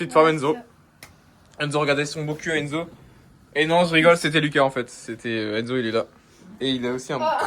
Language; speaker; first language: French; native; French